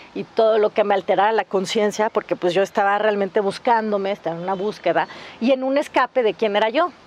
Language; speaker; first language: Spanish; native; Spanish